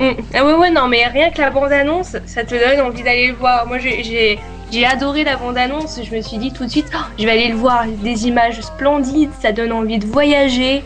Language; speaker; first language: French; native; French